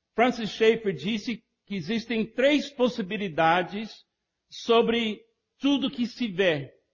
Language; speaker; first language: Portuguese; non-native, fluent; English